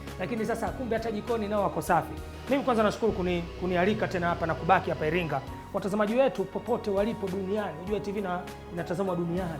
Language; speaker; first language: Swahili; native; Swahili